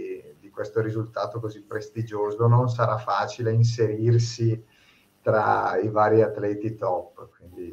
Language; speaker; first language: Italian; native; Italian